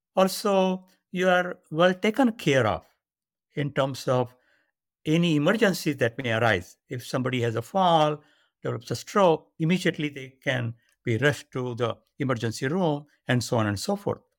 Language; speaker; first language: English; non-native, local second language; Marathi